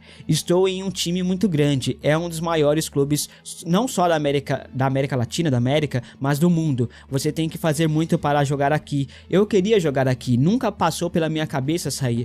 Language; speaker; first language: Portuguese; native; Portuguese